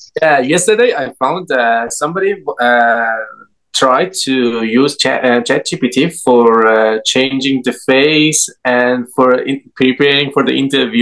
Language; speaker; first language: English; non-native, learner; Persian